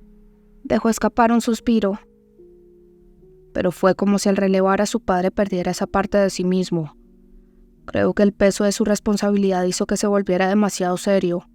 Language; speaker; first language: Spanish; native; Spanish